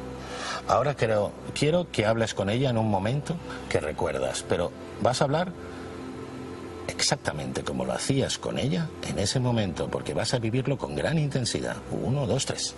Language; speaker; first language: Spanish; native; Spanish